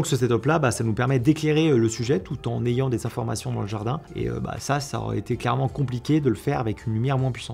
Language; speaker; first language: French; native; French